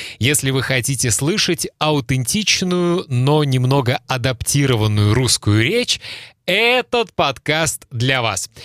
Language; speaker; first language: Russian; native; Russian